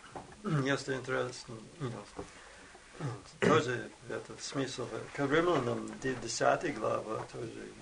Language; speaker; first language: Russian; non-native, fluent; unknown